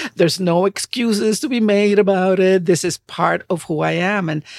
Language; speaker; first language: English; non-native, fluent; Spanish